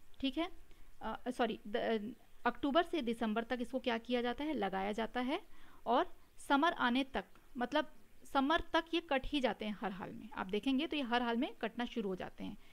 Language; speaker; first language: Hindi; native; Hindi